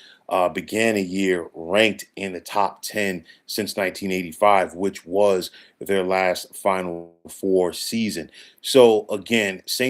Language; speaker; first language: English; native; English